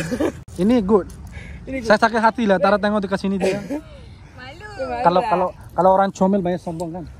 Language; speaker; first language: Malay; non-native, learner; Bangla